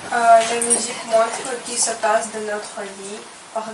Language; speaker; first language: French; non-native, learner; Ukrainian